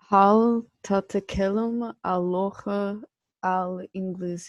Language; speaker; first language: Arabic; non-native, learner; English